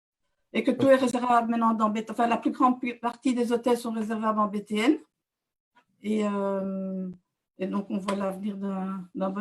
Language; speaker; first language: French; native; French